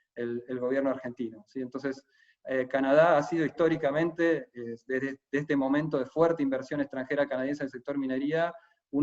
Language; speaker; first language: Spanish; native; Spanish